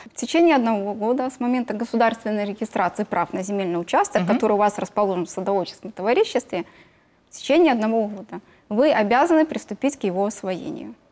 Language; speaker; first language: Russian; native; Russian